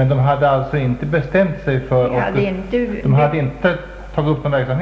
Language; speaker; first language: Swedish; native; Swedish